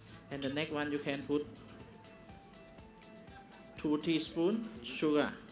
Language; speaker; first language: English; non-native, learner; Thai